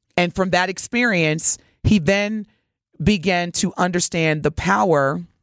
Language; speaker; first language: English; native; English